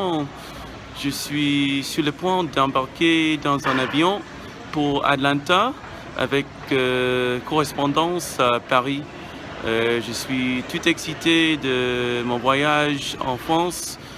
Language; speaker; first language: French; non-native, learner; English